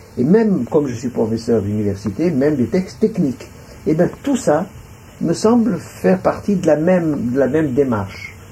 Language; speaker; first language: French; non-native, local second language; Arabic